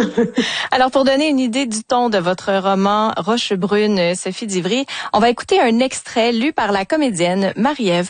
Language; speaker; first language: French; native; French